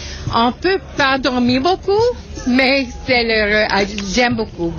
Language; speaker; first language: French; non-native, local second language; English